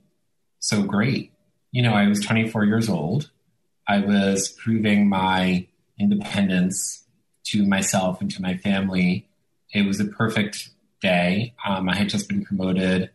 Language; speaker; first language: English; early bilingual, other home language; Italian